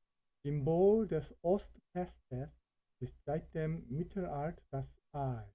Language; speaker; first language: German; non-native, fluent; Korean